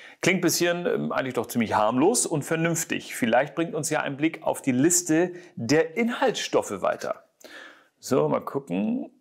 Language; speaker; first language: German; native; German